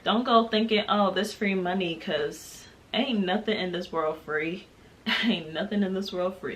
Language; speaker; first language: English; native; English